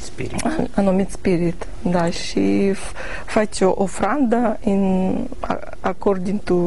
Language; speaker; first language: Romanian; non-native, learner; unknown